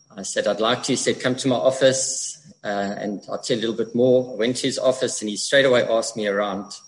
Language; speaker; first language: English; native; English